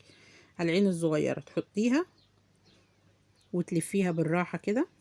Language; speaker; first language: Arabic; native; Arabic